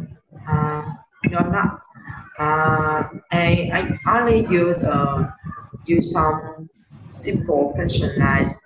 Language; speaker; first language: English; non-native, learner; Vietnamese